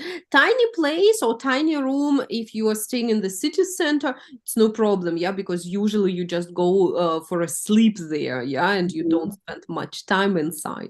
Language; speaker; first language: English; non-native, fluent; Russian